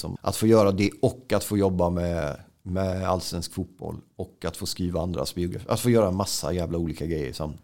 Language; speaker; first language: Swedish; native; Swedish